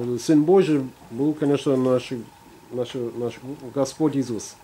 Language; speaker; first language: Russian; non-native, fluent; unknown